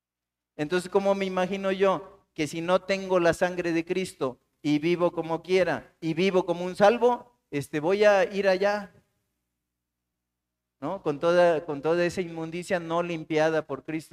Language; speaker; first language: Spanish; native; Spanish